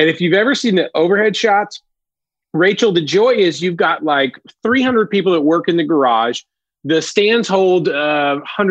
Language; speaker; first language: English; native; English